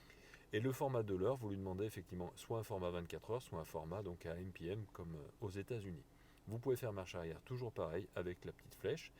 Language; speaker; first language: French; native; French